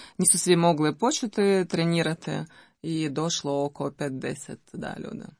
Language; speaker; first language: Croatian; non-native, learner; Russian